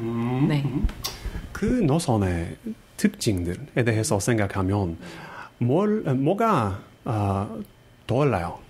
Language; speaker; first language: Korean; non-native, fluent; English